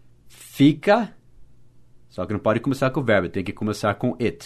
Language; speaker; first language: Portuguese; non-native, fluent; English